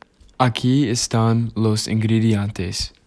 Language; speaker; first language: Spanish; non-native, learner; English